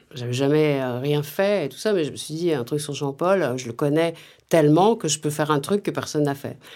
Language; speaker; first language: French; native; French